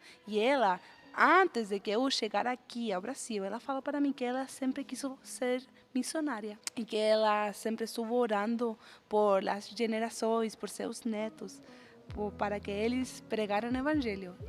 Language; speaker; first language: Portuguese; non-native, fluent; Spanish